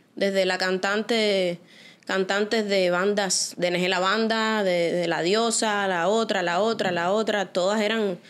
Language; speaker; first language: Spanish; native; Spanish